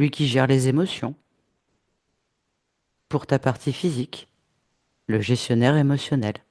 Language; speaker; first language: French; native; French